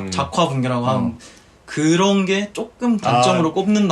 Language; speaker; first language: Korean; native; Korean